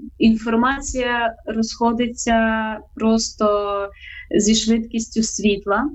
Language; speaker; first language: Ukrainian; native; Ukrainian